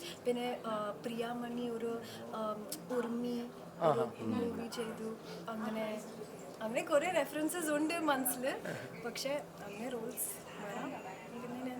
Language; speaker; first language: Malayalam; early bilingual, heritage; Malayalam